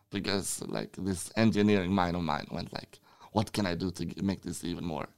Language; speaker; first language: English; non-native, fluent; Swedish